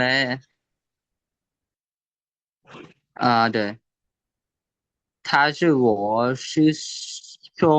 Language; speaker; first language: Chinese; non-native, learner; Lao